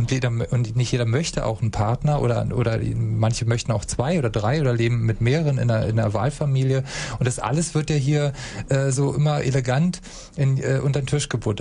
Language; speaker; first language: German; native; German